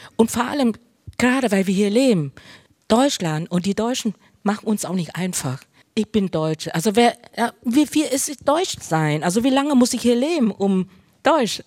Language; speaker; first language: German; early bilingual, other home language; Vietnamese